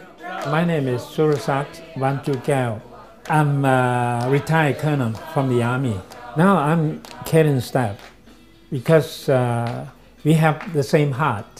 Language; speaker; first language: English; non-native, learner; Thai